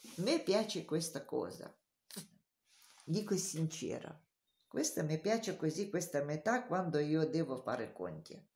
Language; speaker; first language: Italian; non-native, learner; Romanian